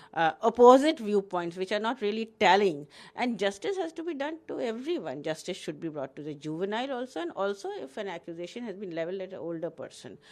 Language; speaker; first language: English; non-native, local second language; Hindi